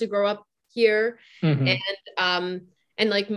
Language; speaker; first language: English; native; English